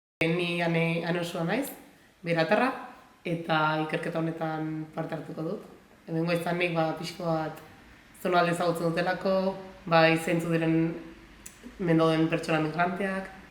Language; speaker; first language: Basque; native; Basque